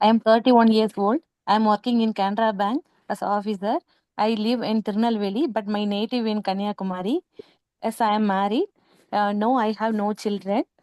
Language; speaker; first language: English; non-native, learner; Tamil